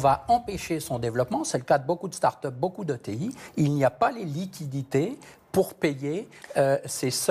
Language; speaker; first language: French; native; French